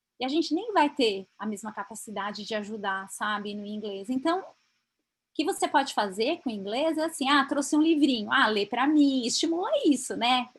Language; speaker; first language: Portuguese; native; Portuguese